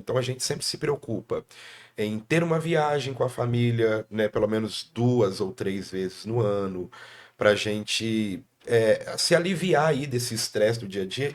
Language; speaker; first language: Portuguese; native; Portuguese